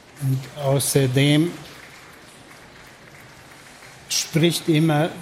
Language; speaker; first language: German; non-native, fluent; Hungarian